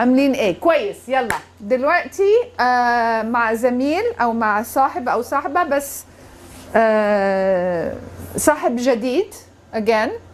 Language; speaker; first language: Arabic; non-native, fluent; English